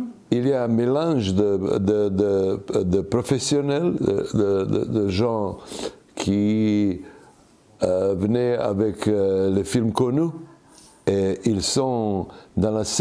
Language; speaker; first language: French; non-native, learner; Serbian